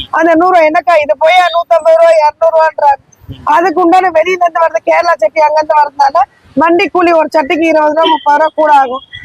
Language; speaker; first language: Tamil; native; Tamil